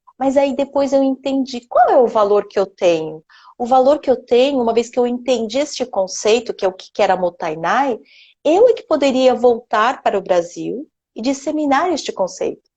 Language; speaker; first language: Portuguese; non-native, local second language; Japanese